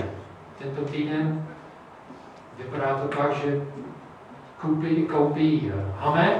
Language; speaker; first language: Czech; non-native, fluent; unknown